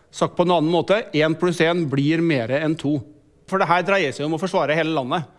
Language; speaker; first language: Norwegian; native; Norwegian